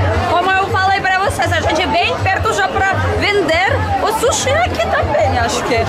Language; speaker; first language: Portuguese; non-native, fluent; Russian